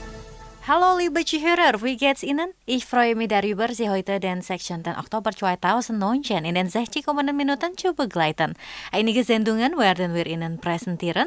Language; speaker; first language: German; non-native, fluent; Indonesian